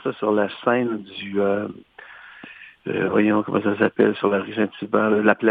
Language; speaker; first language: French; native; French